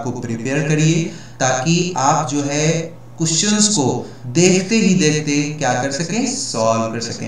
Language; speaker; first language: Hindi; native; Hindi